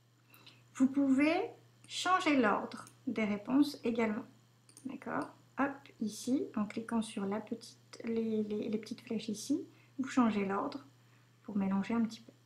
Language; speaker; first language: French; native; French